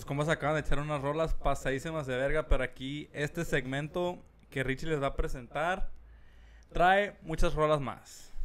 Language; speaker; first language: Spanish; early bilingual, heritage; Spanish